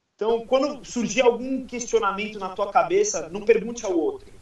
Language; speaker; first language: Portuguese; native; Portuguese